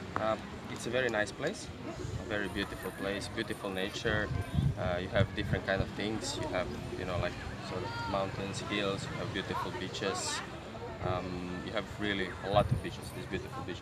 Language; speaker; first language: English; non-native, fluent; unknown